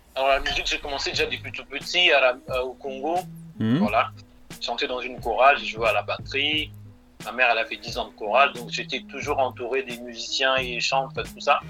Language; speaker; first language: French; non-native, local second language; Lingala